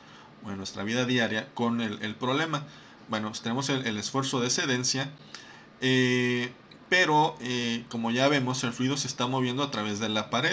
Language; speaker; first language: Spanish; native; Spanish